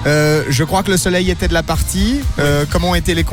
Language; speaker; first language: French; native; French